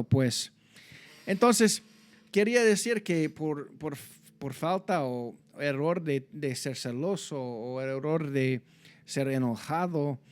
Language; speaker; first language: Spanish; non-native, fluent; English